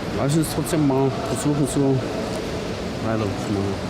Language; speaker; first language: German; native; German